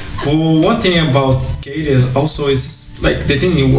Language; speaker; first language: English; non-native, fluent; Portuguese